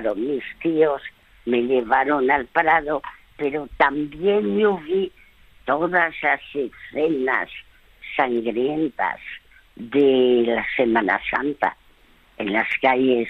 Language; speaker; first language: Spanish; early bilingual, other home language; French